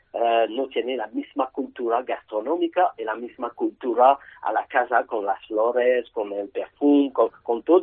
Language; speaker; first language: Spanish; non-native, learner; French